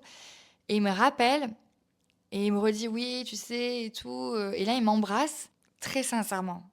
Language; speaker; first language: French; native; French